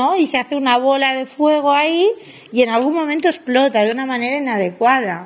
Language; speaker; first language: Spanish; native; Spanish